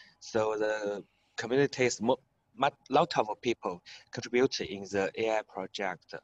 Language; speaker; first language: English; non-native, learner; Chinese